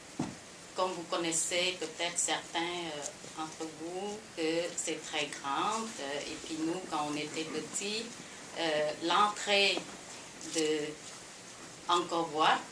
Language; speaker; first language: French; non-native, fluent; Khmer